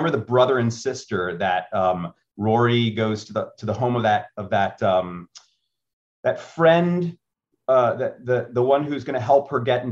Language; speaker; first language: English; native; English